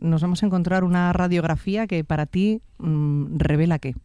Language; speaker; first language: Spanish; native; Spanish